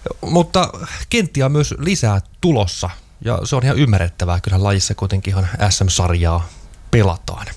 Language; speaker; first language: Finnish; native; Finnish